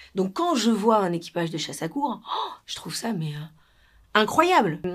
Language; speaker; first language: French; non-native, fluent; Spanish